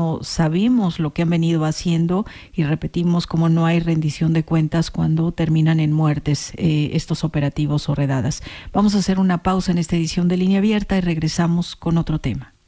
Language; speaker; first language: Spanish; native; Spanish